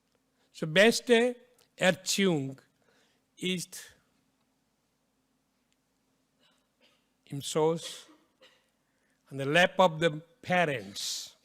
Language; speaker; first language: German; non-native, learner; Hindi